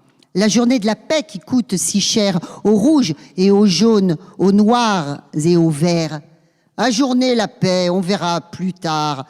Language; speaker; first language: French; native; French